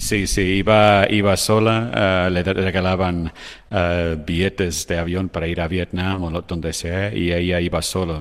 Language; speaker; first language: Spanish; non-native, fluent; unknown